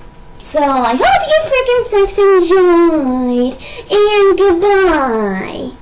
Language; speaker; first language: English; native; English